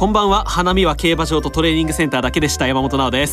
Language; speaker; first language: Japanese; native; Japanese